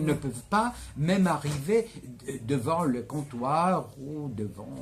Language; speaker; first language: French; non-native, fluent; Greek